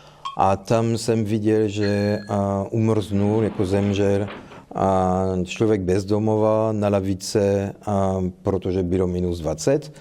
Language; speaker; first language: Czech; non-native, fluent; French